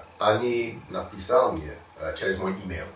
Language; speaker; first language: Russian; non-native, learner; English